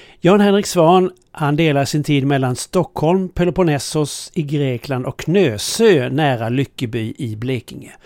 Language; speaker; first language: Swedish; native; Swedish